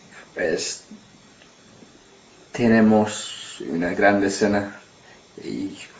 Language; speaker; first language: Spanish; non-native, learner; English